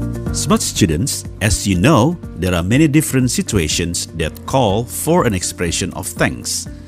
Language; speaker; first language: English; non-native, fluent; Indonesian